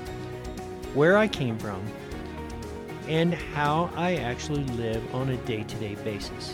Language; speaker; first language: English; native; English